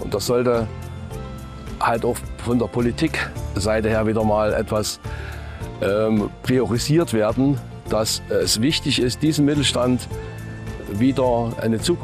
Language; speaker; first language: German; native; German